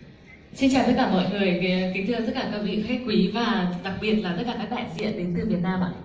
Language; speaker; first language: Vietnamese; native; Vietnamese